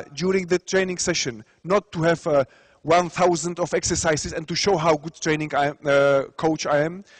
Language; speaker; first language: English; non-native, fluent; Czech